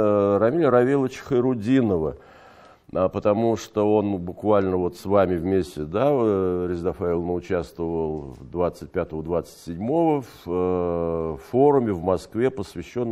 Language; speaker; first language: Russian; native; Russian